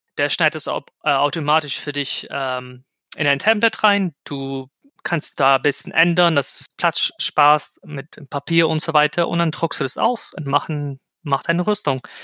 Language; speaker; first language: German; non-native, fluent; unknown